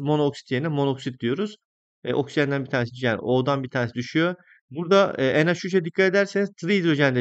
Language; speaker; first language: Turkish; native; Turkish